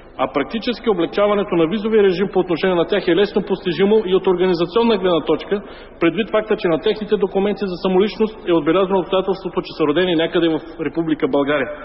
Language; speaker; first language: Bulgarian; non-native, local second language; Turkish